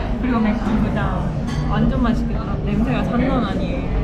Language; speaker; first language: Korean; non-native, fluent; Japanese